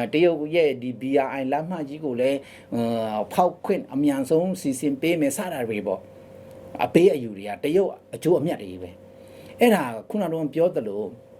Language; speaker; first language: Burmese; non-native, local second language; Shan